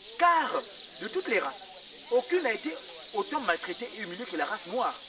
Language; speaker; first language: French; non-native, local second language; Kongo